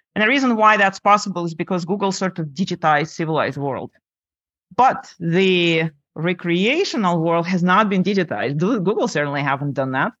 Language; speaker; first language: English; non-native, fluent; Lithuanian